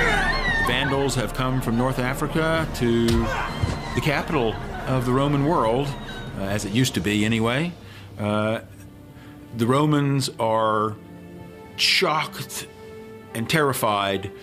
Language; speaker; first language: English; native; English